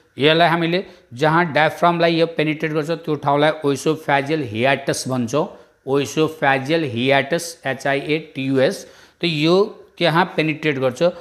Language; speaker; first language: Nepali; non-native, local second language; Bhojpuri